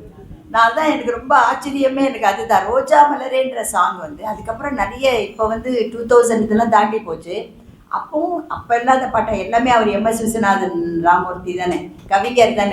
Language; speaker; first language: Tamil; native; Tamil